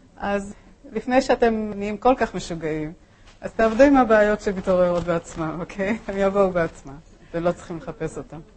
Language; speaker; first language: Hebrew; early bilingual, other home language; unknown